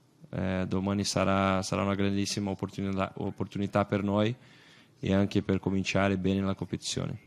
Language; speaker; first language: Italian; non-native, fluent; Portuguese